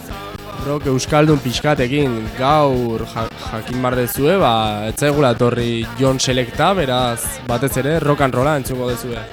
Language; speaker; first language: Basque; native; Basque